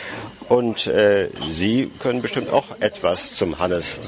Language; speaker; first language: German; native; German